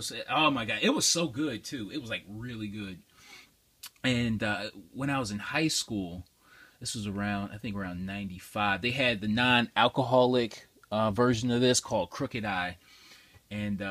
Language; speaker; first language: English; native; English